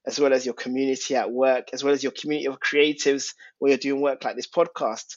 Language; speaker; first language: English; native; English